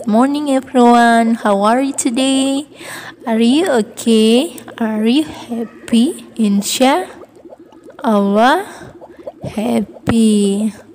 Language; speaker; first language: English; non-native, fluent; Indonesian